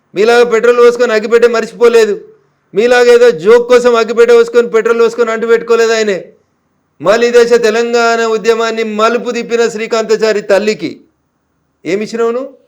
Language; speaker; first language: Telugu; native; Telugu